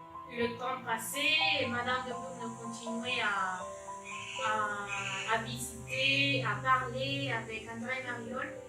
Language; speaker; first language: French; non-native, learner; Spanish